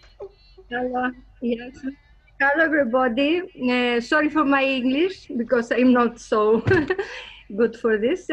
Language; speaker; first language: English; non-native, learner; Greek